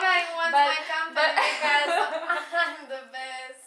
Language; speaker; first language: English; non-native, fluent; Czech